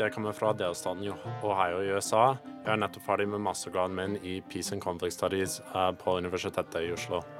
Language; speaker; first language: Norwegian; non-native, fluent; English